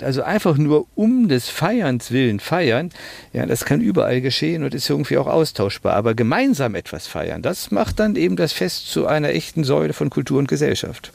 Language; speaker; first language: German; native; German